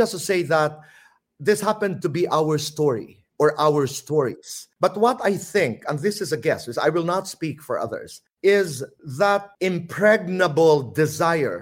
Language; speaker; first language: English; non-native, local second language; Filipino